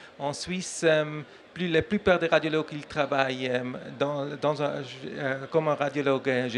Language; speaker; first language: French; non-native, learner; German